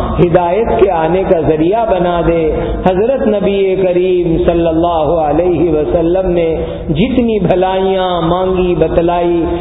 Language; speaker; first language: Urdu; non-native, local second language; Gujarati